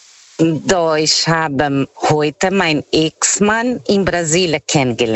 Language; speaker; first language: German; non-native, fluent; Portuguese